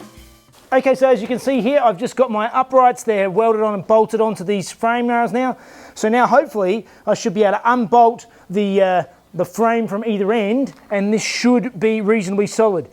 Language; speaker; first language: English; native; English